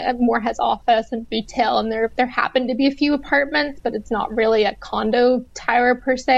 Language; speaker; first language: English; native; English